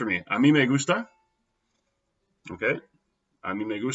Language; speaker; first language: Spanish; non-native, fluent; English